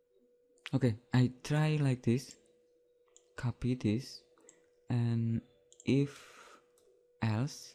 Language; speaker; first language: English; non-native, learner; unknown